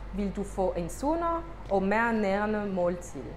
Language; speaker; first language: Danish; non-native, fluent; French